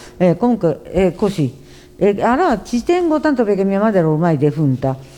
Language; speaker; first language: Italian; non-native, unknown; Japanese